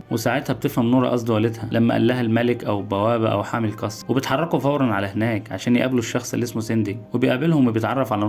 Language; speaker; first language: Arabic; native; Arabic